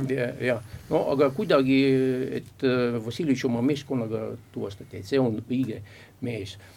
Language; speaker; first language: Estonian; non-native, local second language; Russian